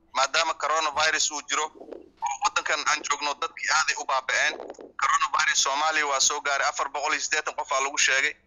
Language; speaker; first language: Somali; non-native, local second language; Swahili